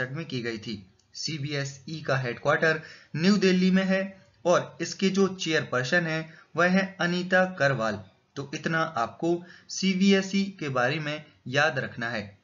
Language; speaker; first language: Hindi; native; Hindi